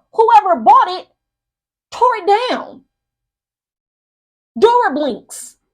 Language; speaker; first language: English; native; English